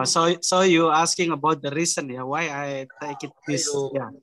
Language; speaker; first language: English; non-native, learner; Indonesian